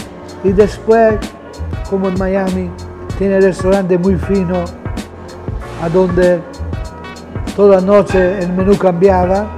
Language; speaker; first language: Spanish; non-native, fluent; Italian